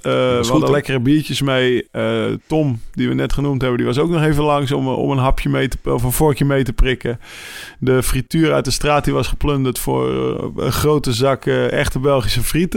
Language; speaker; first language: Dutch; native; Dutch